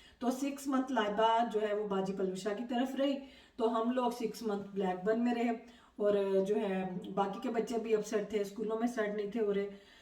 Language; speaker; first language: Urdu; non-native, local second language; Punjabi